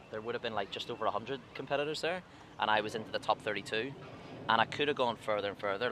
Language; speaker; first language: English; native; English